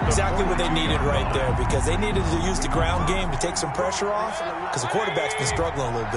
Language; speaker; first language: English; native; English